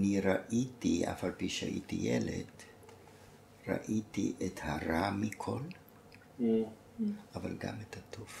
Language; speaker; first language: Hebrew; non-native, fluent; German